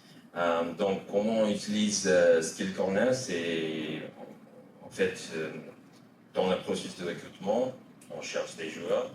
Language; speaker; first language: French; non-native, fluent; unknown